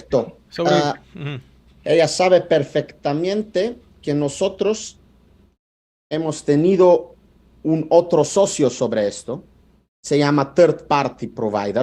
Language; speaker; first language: Spanish; non-native, fluent; Italian